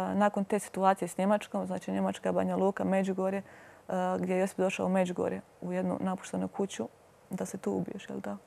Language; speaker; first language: Croatian; native; Croatian